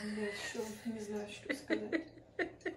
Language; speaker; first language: Russian; early bilingual, heritage; Russian